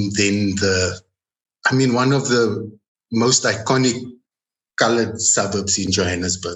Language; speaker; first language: English; non-native, local second language; Afrikaans